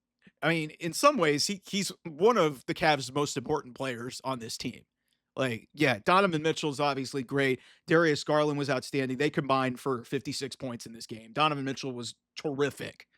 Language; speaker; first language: English; native; English